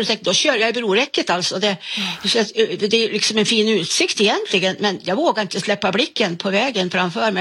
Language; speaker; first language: Swedish; native; Swedish